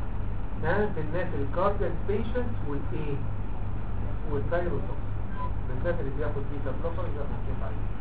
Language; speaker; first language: Arabic; native; Arabic